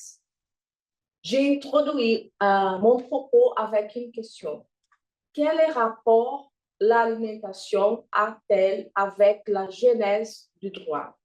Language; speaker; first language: French; non-native, fluent; Portuguese